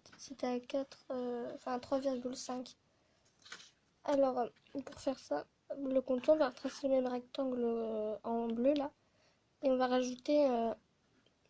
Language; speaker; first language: French; native; French